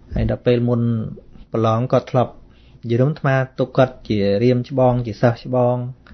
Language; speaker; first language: Khmer; native; Khmer